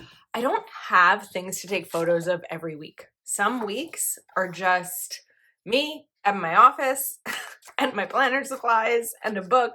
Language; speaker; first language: English; native; English